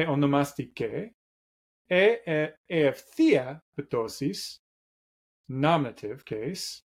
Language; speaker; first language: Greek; non-native, learner; English